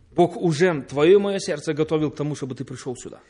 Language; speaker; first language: Polish; non-native, learner; Russian